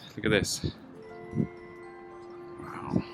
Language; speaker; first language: English; native; English